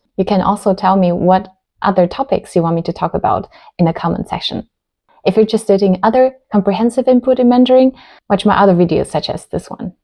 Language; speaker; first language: English; non-native, fluent; Chinese